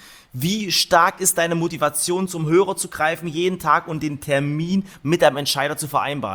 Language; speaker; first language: German; native; German